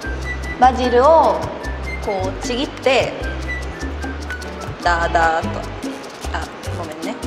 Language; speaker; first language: Japanese; native; Japanese